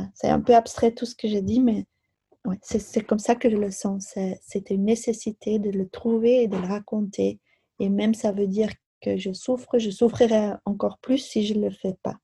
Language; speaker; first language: French; non-native, local second language; Dutch